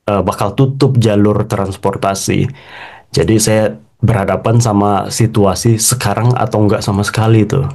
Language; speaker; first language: Indonesian; native; Indonesian